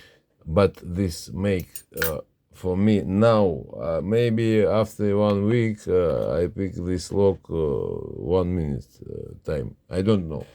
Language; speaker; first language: English; non-native, learner; Russian